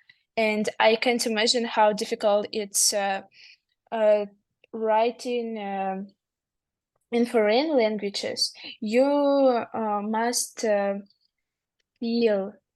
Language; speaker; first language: English; non-native, learner; Russian